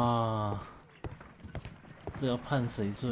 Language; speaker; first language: Chinese; native; Chinese